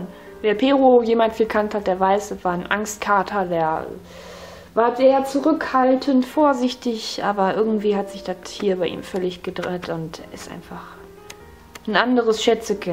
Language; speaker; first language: German; native; German